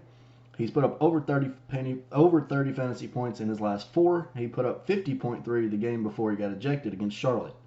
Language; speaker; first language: English; native; English